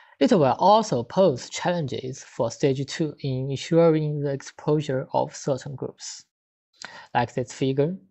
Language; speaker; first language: English; non-native, fluent; Chinese